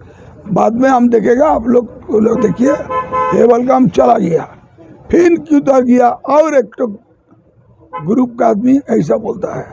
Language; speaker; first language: Hindi; non-native, local second language; Bangla